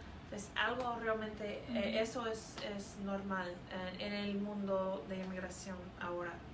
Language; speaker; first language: Spanish; non-native, fluent; English